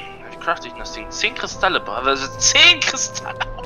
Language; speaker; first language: German; native; German